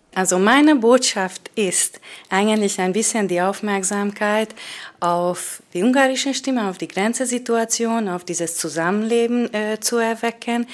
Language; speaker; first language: German; non-native, fluent; Hungarian